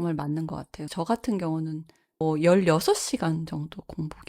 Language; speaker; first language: Korean; native; Korean